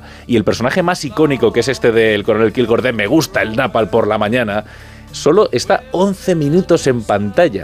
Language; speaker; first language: Spanish; native; Spanish